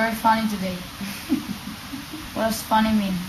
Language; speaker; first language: English; non-native, learner; Hebrew